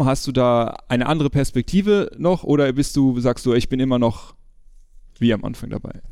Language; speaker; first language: German; native; German